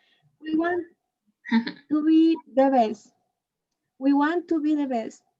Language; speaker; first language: English; non-native, learner; Spanish